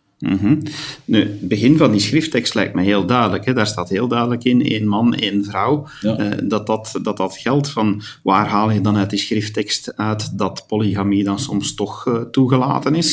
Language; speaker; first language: Dutch; native; Dutch